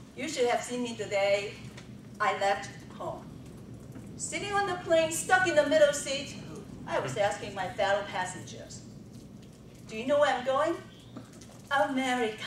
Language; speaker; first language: English; non-native, fluent; Chinese